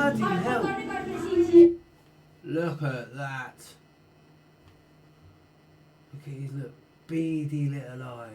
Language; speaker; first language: English; native; English